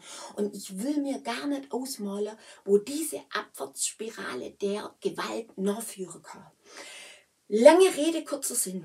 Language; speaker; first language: German; native; German